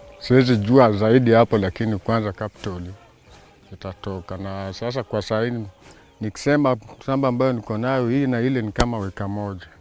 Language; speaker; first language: Swahili; non-native, local second language; Luo (Kenya and Tanzania)